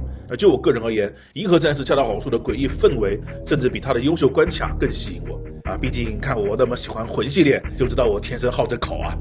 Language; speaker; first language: Chinese; native; Chinese